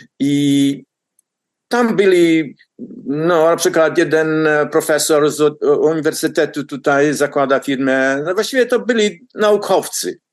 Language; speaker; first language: Polish; native; Polish